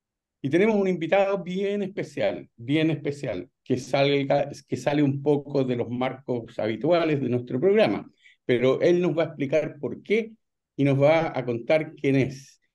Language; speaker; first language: Spanish; native; Spanish